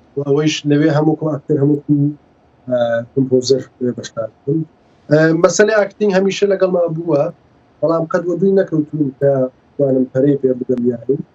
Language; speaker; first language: Central Kurdish; early bilingual, heritage; Central Kurdish